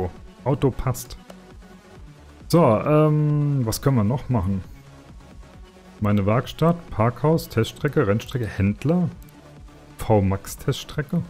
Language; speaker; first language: German; native; German